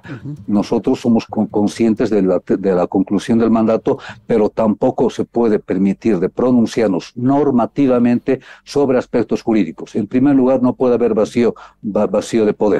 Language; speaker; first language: Spanish; native; Spanish